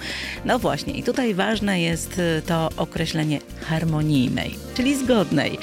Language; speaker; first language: Polish; native; Polish